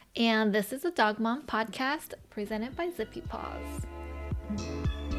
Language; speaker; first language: English; early bilingual, other home language; Chinese